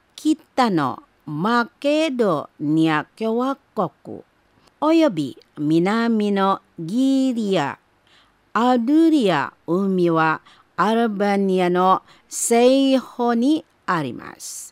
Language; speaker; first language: Japanese; non-native, learner; Indonesian